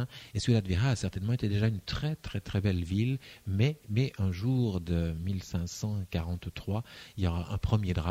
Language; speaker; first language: French; native; French